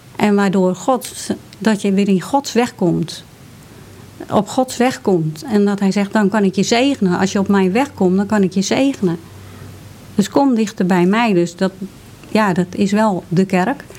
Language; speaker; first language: Dutch; native; Dutch